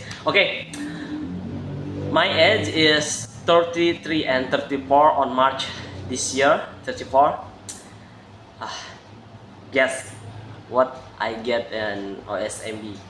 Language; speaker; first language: English; non-native, learner; Indonesian